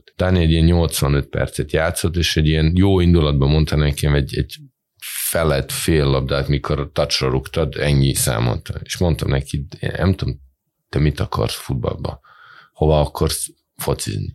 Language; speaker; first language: Hungarian; non-native, fluent; Serbian